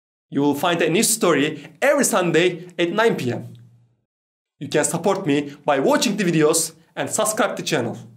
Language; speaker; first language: English; non-native, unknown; Turkish